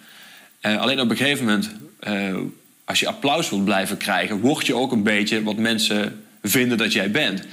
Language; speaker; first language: Dutch; native; Dutch